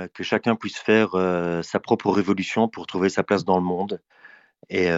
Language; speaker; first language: French; native; French